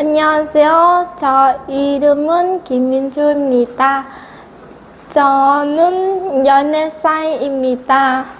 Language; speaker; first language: Korean; non-native, learner; Vietnamese